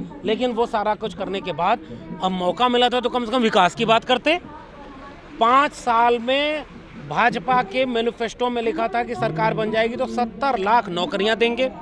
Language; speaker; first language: Hindi; native; Hindi